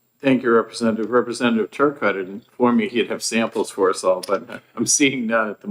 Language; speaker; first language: English; native; English